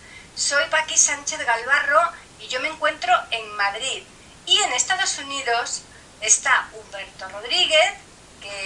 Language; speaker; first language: Spanish; native; Spanish